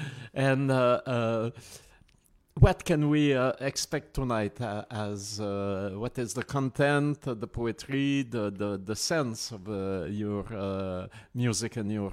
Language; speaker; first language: English; non-native, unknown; French